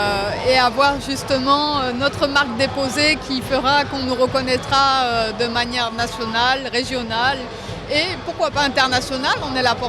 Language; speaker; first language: French; native; French